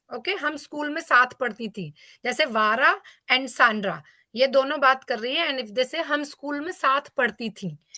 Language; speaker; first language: Hindi; native; Hindi